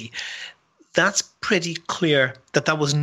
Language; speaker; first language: English; native; English